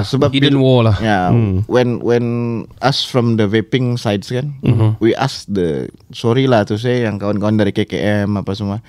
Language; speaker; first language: Malay; native; Malay